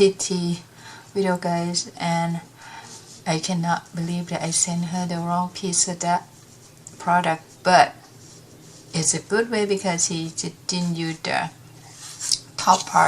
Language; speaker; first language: English; non-native, learner; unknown